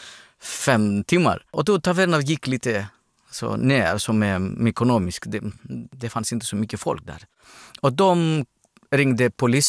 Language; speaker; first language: Swedish; non-native, learner; Greek